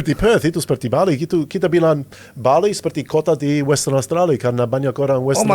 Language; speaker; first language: Indonesian; non-native, fluent; English